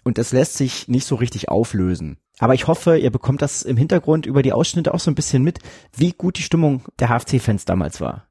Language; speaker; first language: German; native; German